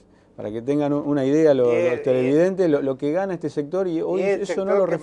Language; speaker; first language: Spanish; native; Spanish